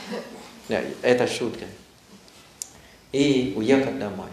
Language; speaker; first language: Russian; non-native, learner; Thai